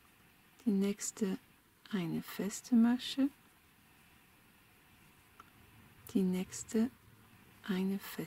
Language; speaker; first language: German; non-native, fluent; French